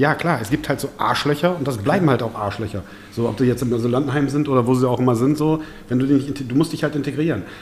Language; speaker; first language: German; native; German